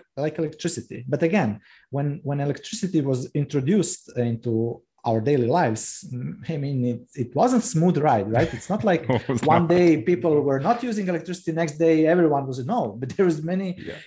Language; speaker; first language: English; non-native, fluent; Croatian